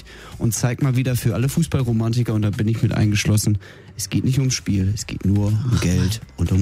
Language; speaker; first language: German; native; German